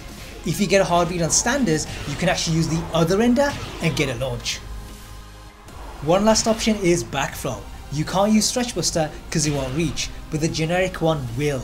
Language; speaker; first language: English; native; English